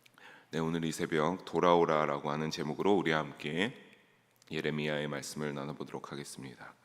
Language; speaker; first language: Korean; native; Korean